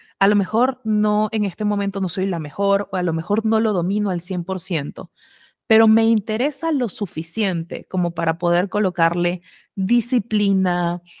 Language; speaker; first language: Spanish; native; Spanish